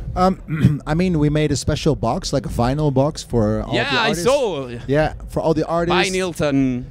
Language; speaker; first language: English; non-native, fluent; Dutch